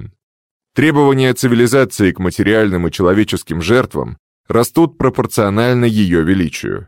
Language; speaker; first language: Russian; native; Russian